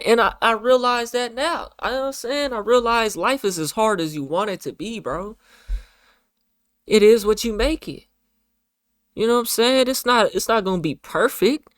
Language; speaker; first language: English; native; English